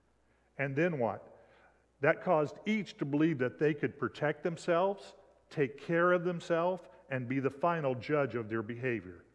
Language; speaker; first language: English; native; English